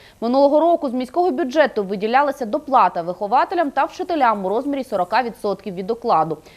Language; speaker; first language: Ukrainian; native; Ukrainian